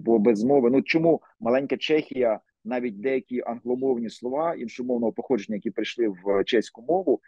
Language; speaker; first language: Ukrainian; native; Ukrainian